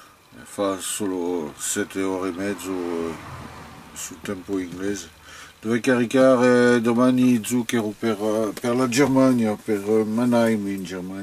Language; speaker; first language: Italian; non-native, fluent; French